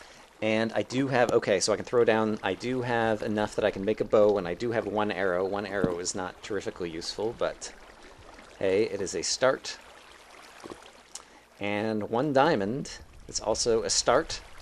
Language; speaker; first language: English; native; English